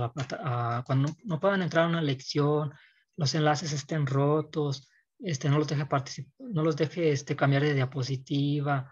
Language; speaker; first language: Spanish; native; Spanish